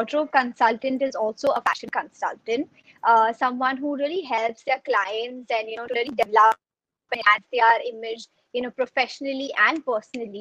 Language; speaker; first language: English; non-native, local second language; Hindi